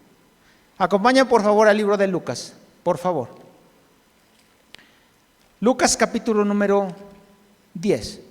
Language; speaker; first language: Spanish; native; Spanish